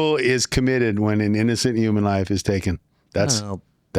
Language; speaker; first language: English; native; English